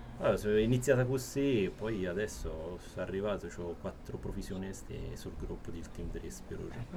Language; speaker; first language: Italian; non-native, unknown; Arabic